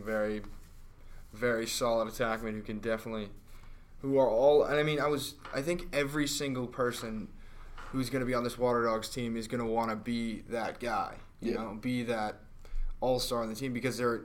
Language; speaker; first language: English; native; English